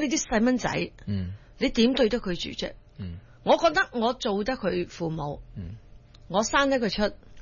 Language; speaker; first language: Cantonese; early bilingual, heritage; Cantonese